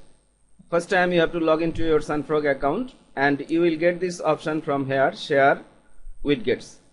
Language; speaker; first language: English; non-native, local second language; Bangla